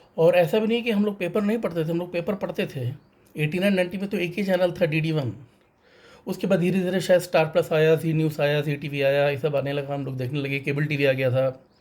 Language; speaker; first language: Hindi; non-native, local second language; Tamil